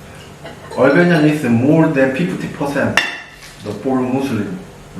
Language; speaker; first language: English; non-native, learner; Korean